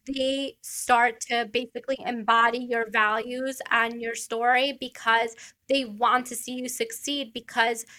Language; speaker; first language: English; early bilingual, other home language; Italian